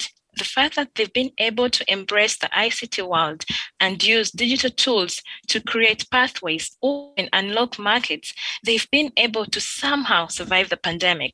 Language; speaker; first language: English; non-native, local second language; Ganda